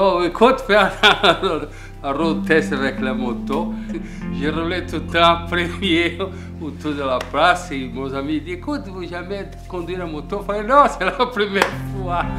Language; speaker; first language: French; non-native, fluent; Portuguese